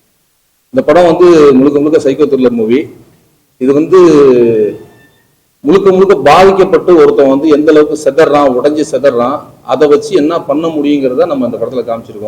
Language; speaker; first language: Tamil; native; Tamil